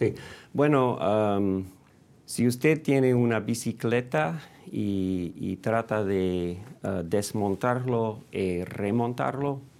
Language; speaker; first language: Spanish; non-native, fluent; English